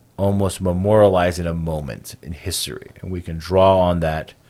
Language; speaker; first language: English; native; English